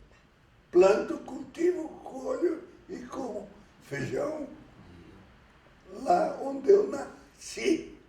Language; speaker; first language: Portuguese; early bilingual, other home language; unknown